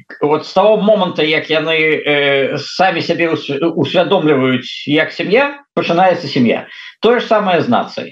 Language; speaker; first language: Belarusian; non-native, local second language; Russian